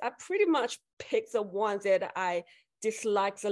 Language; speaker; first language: English; non-native, fluent; Chinese